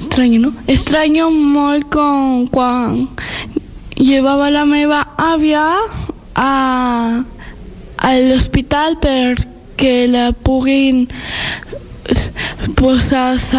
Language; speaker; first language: Catalan; early bilingual, other home language; Spanish